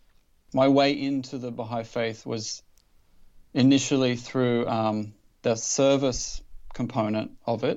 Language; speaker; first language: English; native; English